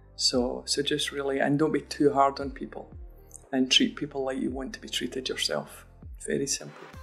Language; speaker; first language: English; native; English